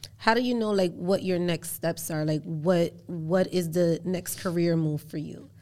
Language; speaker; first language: English; early bilingual, other home language; Spanish